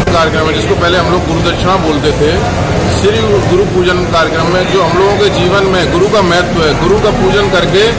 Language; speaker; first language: Hindi; native; Hindi